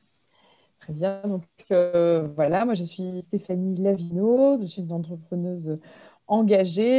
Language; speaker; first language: French; native; French